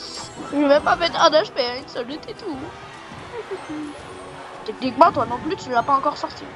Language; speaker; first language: French; native; French